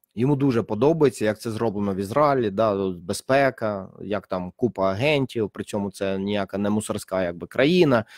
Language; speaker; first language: Ukrainian; native; Ukrainian